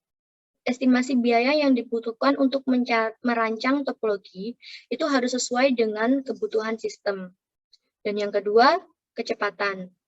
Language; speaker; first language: Indonesian; native; Indonesian